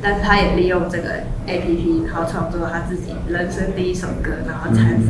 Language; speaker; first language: Chinese; native; Chinese